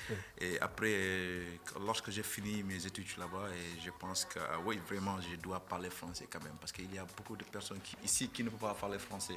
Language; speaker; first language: French; non-native, fluent; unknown